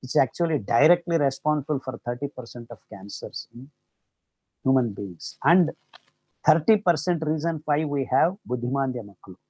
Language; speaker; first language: English; non-native, local second language; Kannada